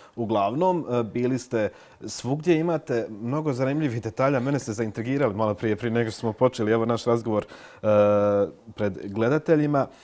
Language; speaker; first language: Bosnian; native; Bosnian